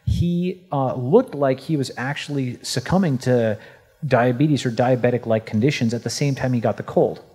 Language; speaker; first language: English; native; English